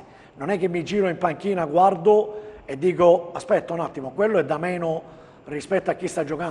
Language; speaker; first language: Italian; native; Italian